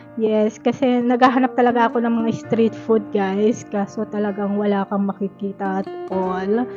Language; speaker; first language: Filipino; native; Filipino